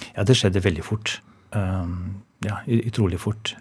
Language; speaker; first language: Norwegian; non-native, fluent; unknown